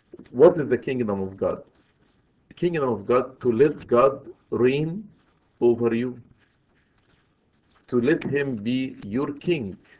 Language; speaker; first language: English; non-native, fluent; Arabic